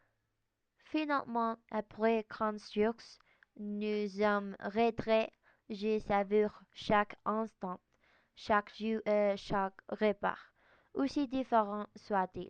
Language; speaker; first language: French; non-native, learner; Spanish